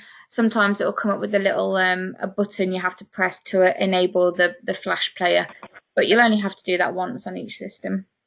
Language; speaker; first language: English; native; English